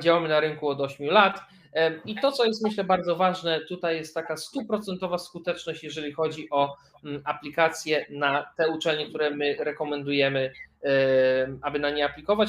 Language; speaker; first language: Polish; native; Polish